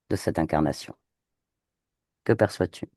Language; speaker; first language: French; native; French